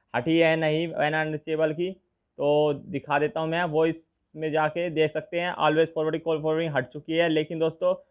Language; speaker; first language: Hindi; native; Hindi